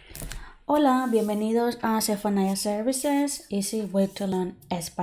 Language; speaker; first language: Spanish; non-native, fluent; English